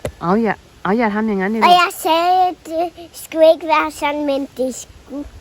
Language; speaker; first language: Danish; non-native, learner; Thai